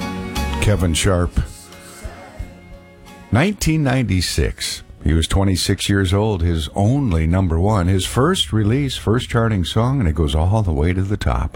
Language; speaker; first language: English; native; English